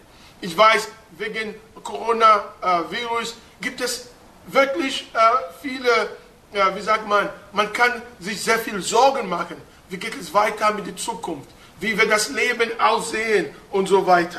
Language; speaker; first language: German; non-native, fluent; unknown